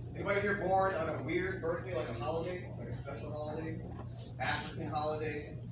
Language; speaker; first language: English; native; English